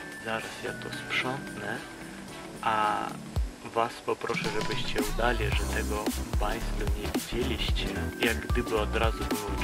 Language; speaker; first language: Polish; non-native, fluent; Ukrainian